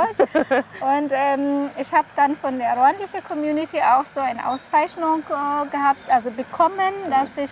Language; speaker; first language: German; non-native, fluent; Kinyarwanda